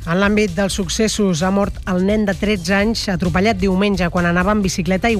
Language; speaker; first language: Catalan; native; Catalan